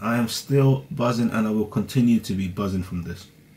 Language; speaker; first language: English; early bilingual, other home language; Urdu